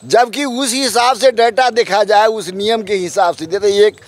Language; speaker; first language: Hindi; native; Hindi